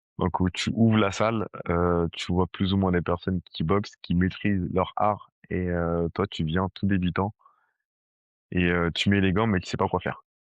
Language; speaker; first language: French; early bilingual, other home language; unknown